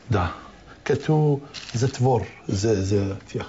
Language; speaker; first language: Bulgarian; non-native, learner; Arabic